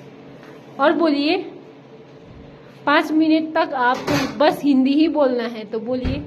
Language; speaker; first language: Hindi; non-native, local second language; Nepali